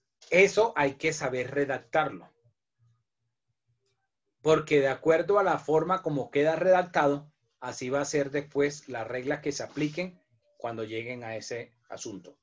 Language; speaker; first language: Spanish; native; Spanish